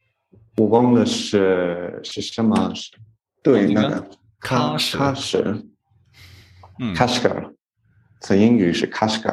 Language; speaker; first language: Chinese; non-native, learner; English